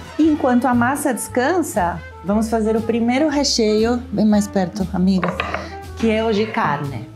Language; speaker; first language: Portuguese; non-native, fluent; Spanish